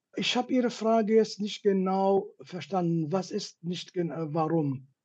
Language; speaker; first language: German; non-native, fluent; Kurdish